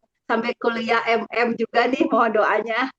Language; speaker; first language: Indonesian; native; Indonesian